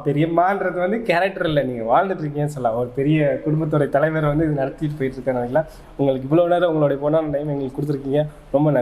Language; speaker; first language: Tamil; native; Tamil